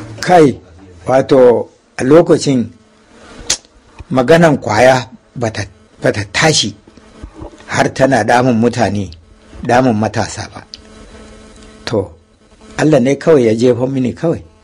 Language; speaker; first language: Hausa; non-native, local second language; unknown